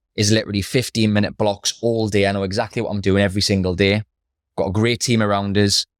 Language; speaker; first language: English; native; English